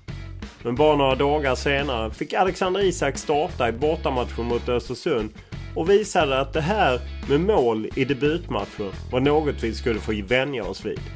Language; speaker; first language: Swedish; native; Swedish